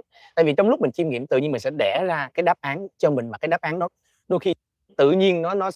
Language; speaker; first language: Vietnamese; native; Vietnamese